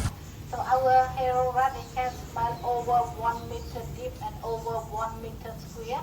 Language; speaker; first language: English; non-native, learner; Khmer